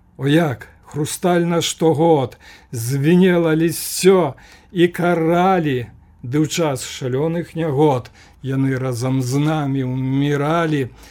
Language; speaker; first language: Belarusian; native; Belarusian